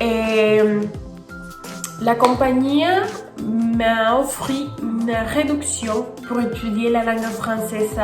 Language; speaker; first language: French; non-native, fluent; Spanish